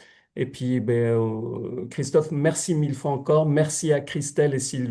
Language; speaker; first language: French; native; French